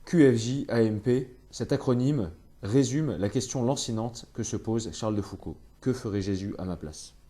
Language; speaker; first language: French; native; French